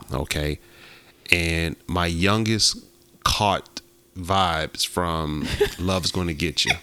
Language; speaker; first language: English; native; English